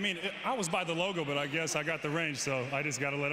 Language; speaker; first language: English; native; English